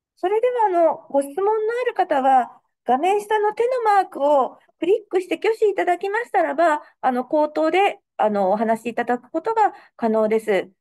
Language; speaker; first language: Japanese; native; Japanese